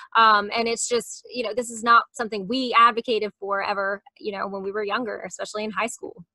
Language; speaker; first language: English; native; English